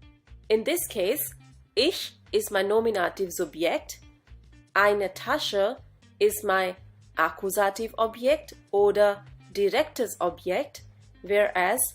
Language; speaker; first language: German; non-native, fluent; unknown